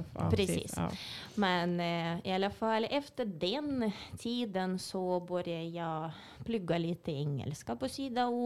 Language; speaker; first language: Swedish; non-native, fluent; Russian